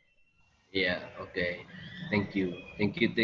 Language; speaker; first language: English; non-native, learner; Indonesian